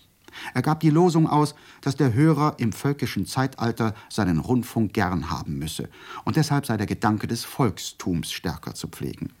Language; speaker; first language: German; native; German